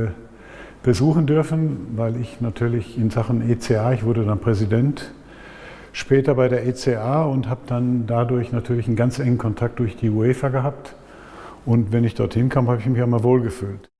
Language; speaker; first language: German; native; German